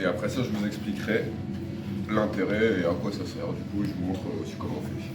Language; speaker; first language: French; native; French